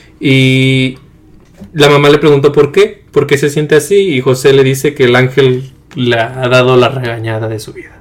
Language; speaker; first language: Spanish; early bilingual, heritage; Spanish